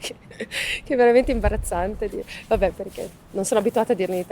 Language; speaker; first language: Italian; native; Italian